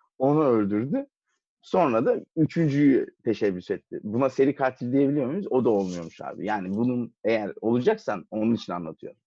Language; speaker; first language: Turkish; native; Turkish